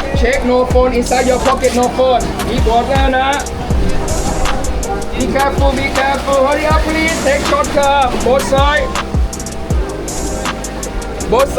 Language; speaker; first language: English; non-native, learner; Thai